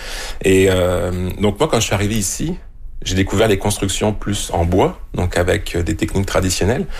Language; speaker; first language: French; native; French